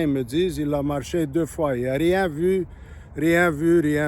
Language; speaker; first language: French; non-native, local second language; English